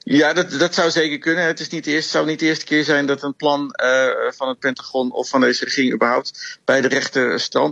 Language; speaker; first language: Dutch; native; Dutch